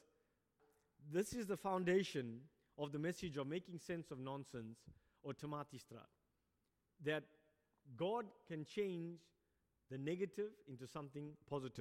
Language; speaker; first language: English; native; English